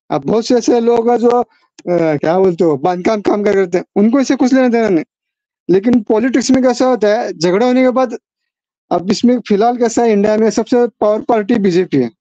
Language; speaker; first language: Hindi; non-native, local second language; Marathi